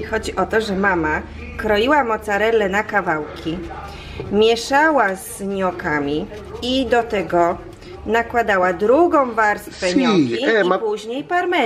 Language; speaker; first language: Polish; native; Polish